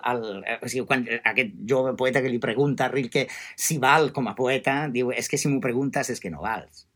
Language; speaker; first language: Catalan; non-native, fluent; Italian